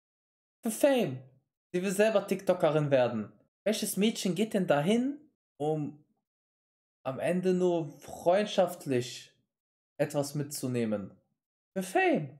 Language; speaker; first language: German; native; German